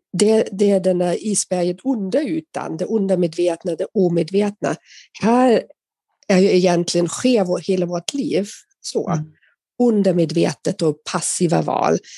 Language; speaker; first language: Swedish; non-native, fluent; German